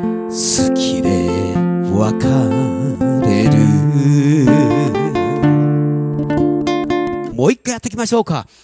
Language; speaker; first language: Japanese; native; Japanese